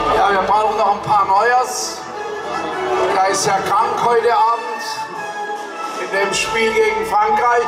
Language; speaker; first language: German; native; German